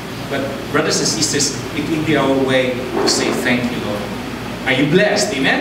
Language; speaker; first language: English; non-native, local second language; Chavacano